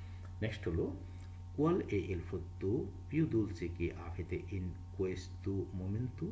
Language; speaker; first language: Italian; non-native, fluent; Bangla